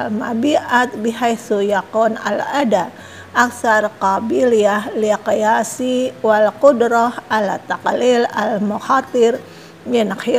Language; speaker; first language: Arabic; non-native, learner; Indonesian